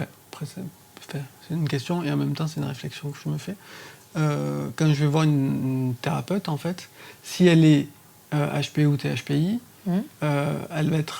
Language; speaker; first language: French; native; French